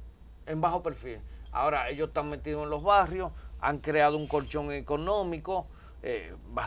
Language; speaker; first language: Spanish; native; Spanish